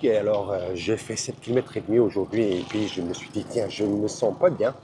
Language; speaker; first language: French; non-native, fluent; English